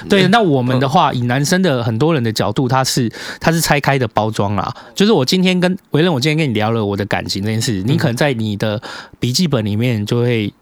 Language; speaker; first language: Chinese; native; Chinese